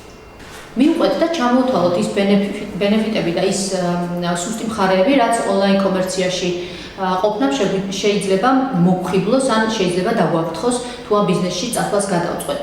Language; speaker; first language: Georgian; native; Georgian